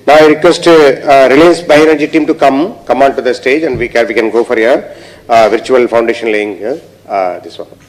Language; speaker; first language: English; non-native, local second language; Telugu